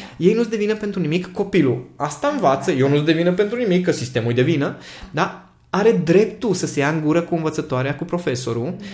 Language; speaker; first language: Romanian; non-native, local second language; Hungarian